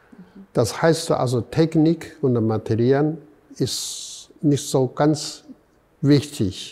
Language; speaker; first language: German; non-native, fluent; Chinese